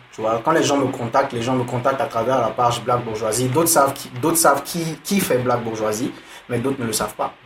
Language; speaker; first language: French; non-native, local second language; Dyula